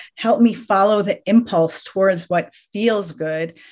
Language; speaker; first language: English; early bilingual, other home language; Persian